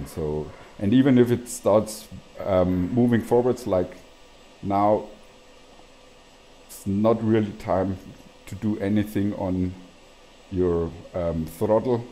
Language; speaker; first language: English; non-native, fluent; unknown